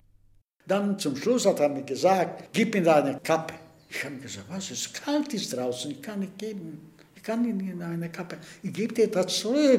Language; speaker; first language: German; early bilingual, heritage; Czech